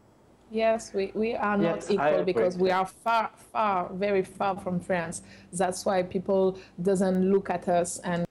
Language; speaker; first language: English; non-native, fluent; French